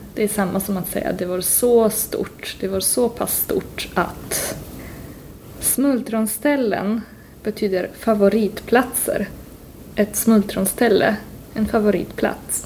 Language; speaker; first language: Swedish; native; Swedish